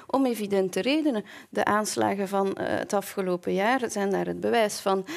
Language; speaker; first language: Dutch; native; Dutch